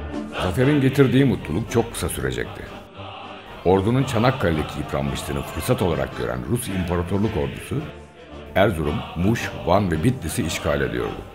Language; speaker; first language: Turkish; native; Turkish